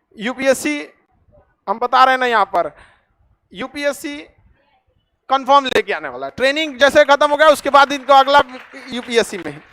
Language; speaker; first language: Hindi; native; Hindi